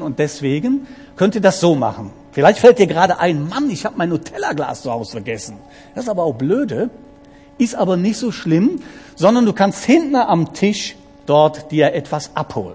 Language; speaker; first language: German; native; German